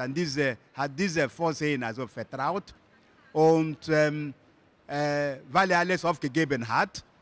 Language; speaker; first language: German; non-native, fluent; Igbo